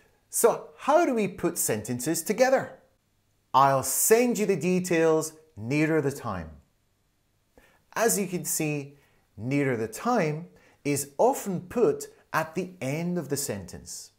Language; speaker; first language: English; native; English